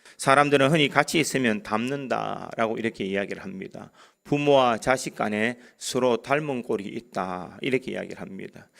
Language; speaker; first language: Korean; native; Korean